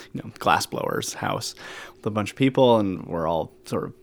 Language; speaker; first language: English; native; English